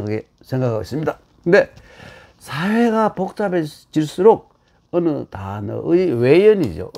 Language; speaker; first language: Korean; native; Korean